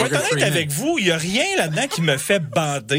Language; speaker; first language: French; native; French